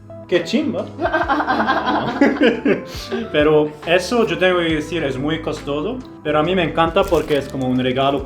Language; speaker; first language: Spanish; non-native, fluent; German